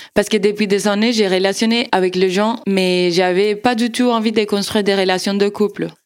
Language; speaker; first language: French; non-native, fluent; Spanish